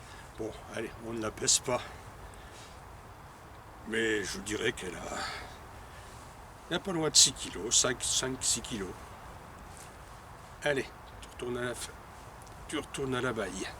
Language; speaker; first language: French; native; French